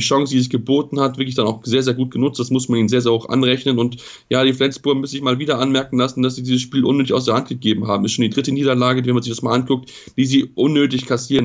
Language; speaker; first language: German; native; German